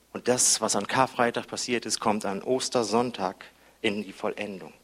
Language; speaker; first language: German; native; German